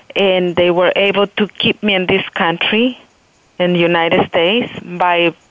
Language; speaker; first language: English; non-native, fluent; Spanish